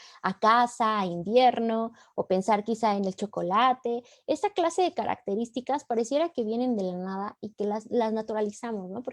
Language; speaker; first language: Spanish; native; Spanish